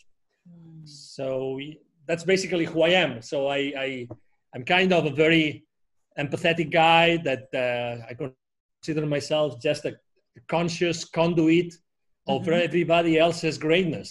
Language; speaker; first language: English; non-native, fluent; Spanish